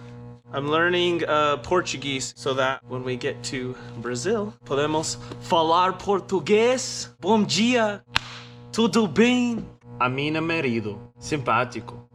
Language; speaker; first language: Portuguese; non-native, learner; English